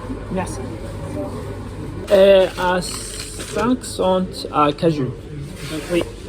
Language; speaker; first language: French; non-native, learner; English